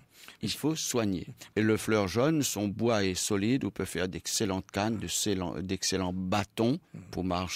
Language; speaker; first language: French; non-native, local second language; Réunion Creole French